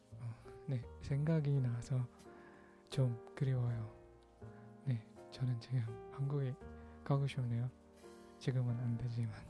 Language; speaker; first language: Korean; non-native, learner; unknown